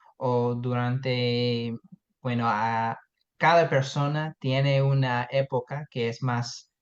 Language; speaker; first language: Spanish; non-native, fluent; English